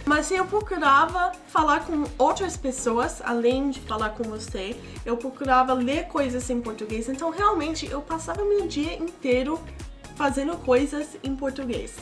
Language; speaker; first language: Portuguese; non-native, fluent; English